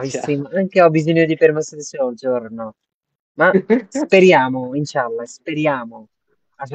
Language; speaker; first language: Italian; non-native, fluent; Bangla